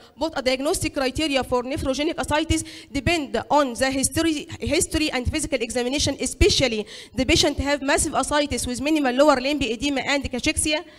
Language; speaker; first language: English; non-native, fluent; Arabic